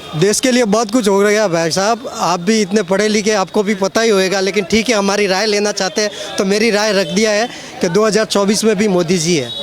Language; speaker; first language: Hindi; native; Hindi